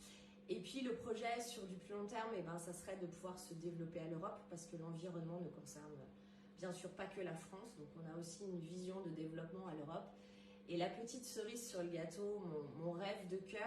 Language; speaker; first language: French; native; French